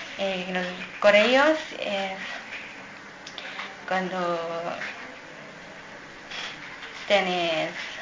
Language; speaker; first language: Spanish; non-native, learner; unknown